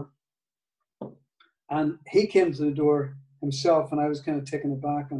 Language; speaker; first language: English; native; English